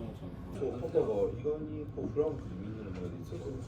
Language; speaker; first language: Japanese; native; Japanese